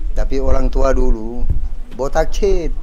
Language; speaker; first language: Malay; non-native, local second language; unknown